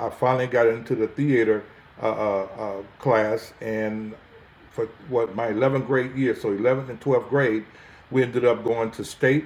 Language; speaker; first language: English; native; English